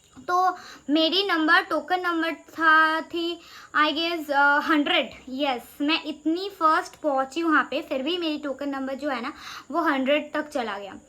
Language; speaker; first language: Hindi; non-native, local second language; Bangla